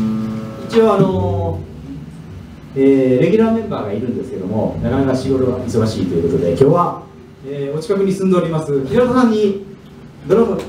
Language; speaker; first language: Japanese; native; Japanese